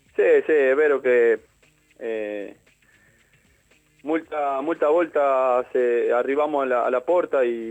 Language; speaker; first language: Italian; non-native, learner; Spanish